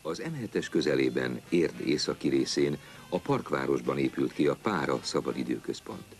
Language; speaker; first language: Hungarian; native; Hungarian